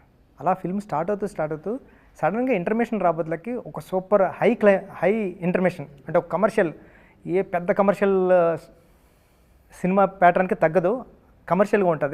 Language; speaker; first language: Telugu; native; Telugu